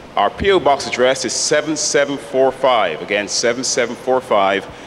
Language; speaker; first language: English; native; English